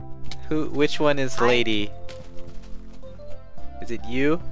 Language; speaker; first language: English; non-native, learner; Korean